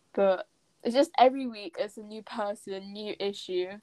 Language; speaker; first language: English; native; English